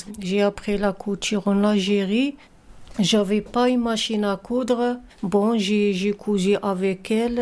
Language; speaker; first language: French; non-native, learner; Arabic